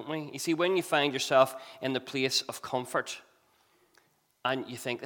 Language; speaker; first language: English; native; English